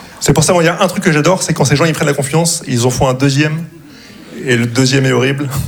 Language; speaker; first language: French; early bilingual, other home language; Arabic